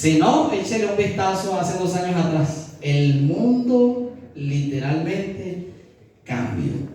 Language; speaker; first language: Spanish; native; Spanish